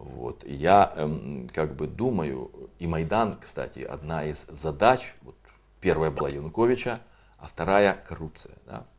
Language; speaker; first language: Russian; native; Russian